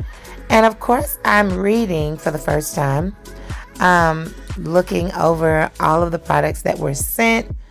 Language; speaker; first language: English; native; English